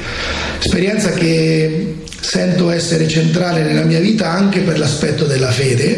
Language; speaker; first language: Italian; native; Italian